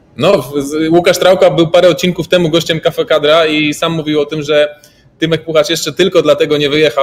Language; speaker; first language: Polish; native; Polish